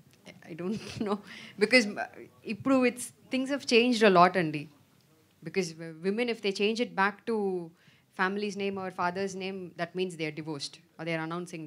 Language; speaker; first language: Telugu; non-native, fluent; Tamil